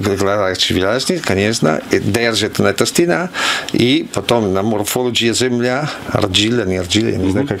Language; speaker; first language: Russian; non-native, learner; Italian